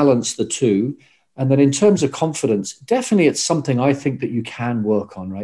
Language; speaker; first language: English; native; English